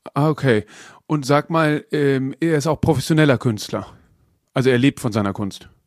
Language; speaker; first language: German; native; German